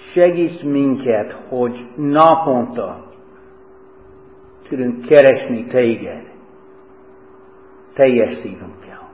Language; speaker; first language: Hungarian; non-native, fluent; English